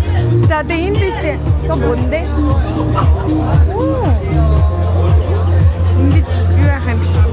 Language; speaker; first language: Korean; non-native, learner; Mongolian